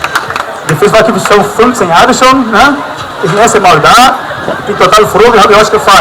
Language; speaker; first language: German; non-native, learner; Portuguese